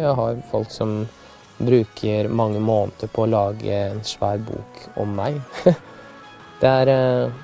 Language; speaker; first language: Norwegian; early bilingual, other home language; Russian